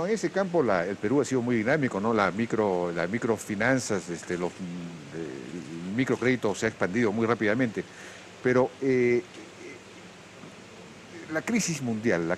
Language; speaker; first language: Spanish; native; Spanish